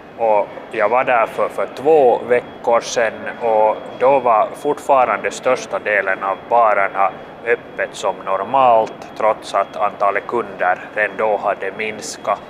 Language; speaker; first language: Swedish; native; Swedish